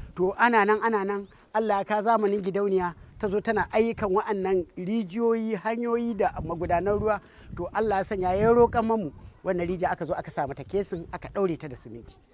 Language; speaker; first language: Hausa; native; Hausa